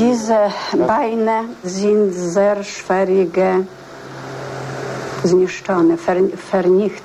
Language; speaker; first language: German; non-native, learner; Polish